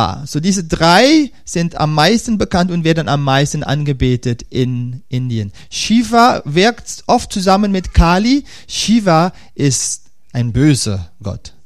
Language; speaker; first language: German; non-native, fluent; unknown